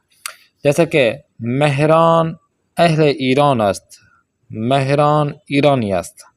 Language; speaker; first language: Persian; non-native, fluent; Urdu